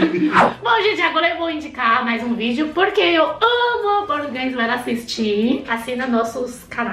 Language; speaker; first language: Portuguese; non-native, fluent; Chinese